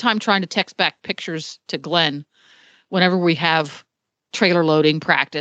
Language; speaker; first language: English; native; English